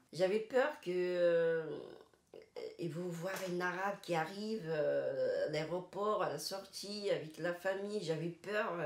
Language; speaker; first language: French; non-native, local second language; Arabic